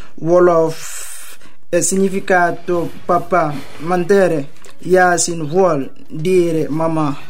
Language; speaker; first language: Italian; non-native, fluent; Wolof